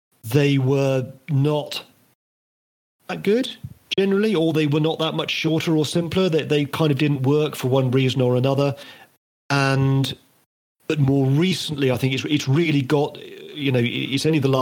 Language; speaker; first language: English; native; English